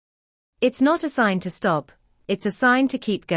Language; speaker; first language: English; native; English